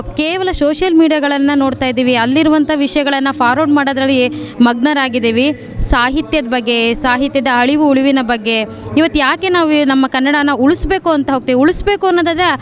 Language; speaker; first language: Kannada; native; Kannada